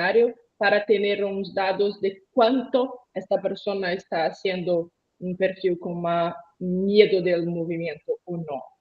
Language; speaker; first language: Spanish; non-native, learner; Portuguese